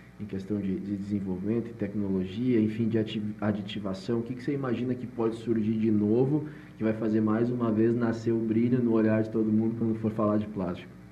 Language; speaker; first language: Portuguese; native; Portuguese